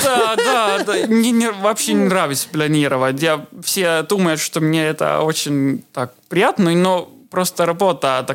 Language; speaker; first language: Russian; non-native, learner; Estonian